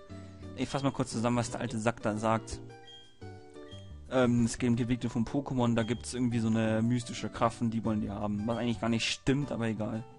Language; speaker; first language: German; native; German